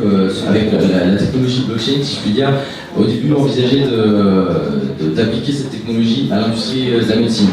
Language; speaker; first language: French; native; French